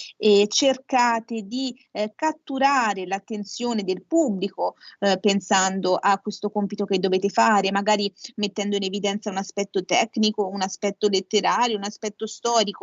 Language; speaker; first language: Italian; native; Italian